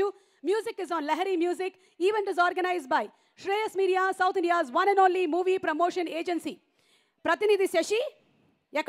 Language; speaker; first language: Telugu; native; Telugu